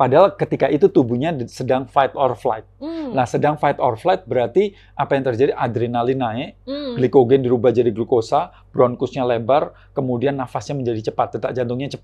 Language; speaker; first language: Indonesian; native; Indonesian